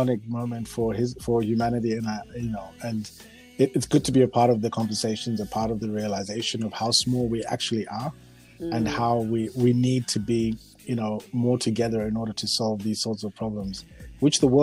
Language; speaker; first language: English; non-native, local second language; Shona